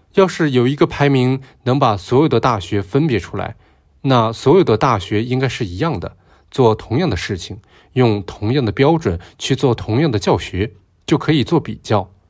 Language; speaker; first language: Chinese; non-native, local second language; Cantonese